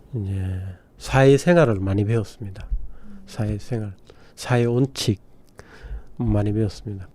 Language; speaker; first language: Korean; non-native, fluent; Bangla